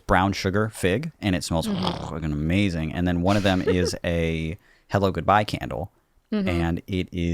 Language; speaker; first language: English; native; English